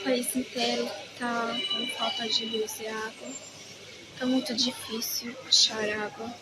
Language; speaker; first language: Portuguese; early bilingual, heritage; Portuguese